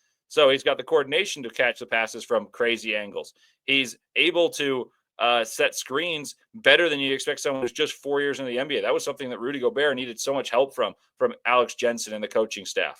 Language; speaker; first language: English; native; English